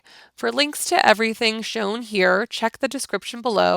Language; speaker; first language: English; native; English